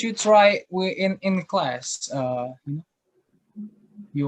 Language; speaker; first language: English; non-native, learner; Indonesian